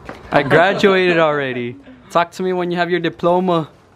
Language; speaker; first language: English; early bilingual, other home language; Spanish